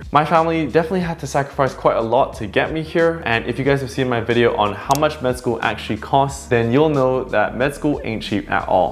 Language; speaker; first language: English; native; English